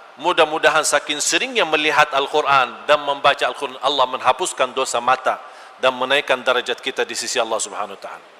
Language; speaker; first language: Malay; non-native, fluent; Arabic